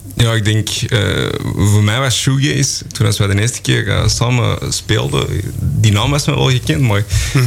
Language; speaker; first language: Dutch; native; Dutch